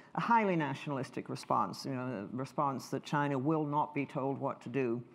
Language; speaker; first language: English; native; English